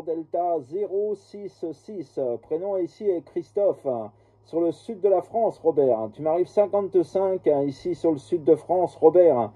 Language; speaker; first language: French; native; French